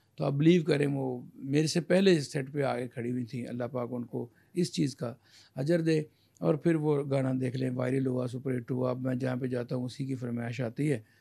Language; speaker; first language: Urdu; non-native, local second language; Punjabi